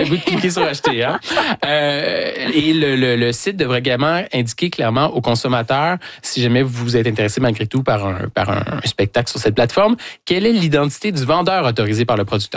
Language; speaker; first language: French; native; French